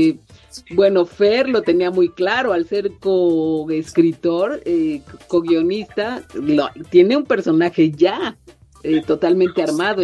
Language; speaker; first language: Spanish; native; Spanish